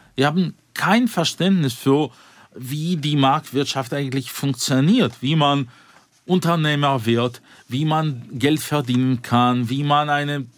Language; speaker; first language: German; non-native, fluent; Russian